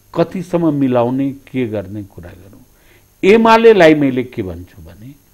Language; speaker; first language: Nepali; non-native, local second language; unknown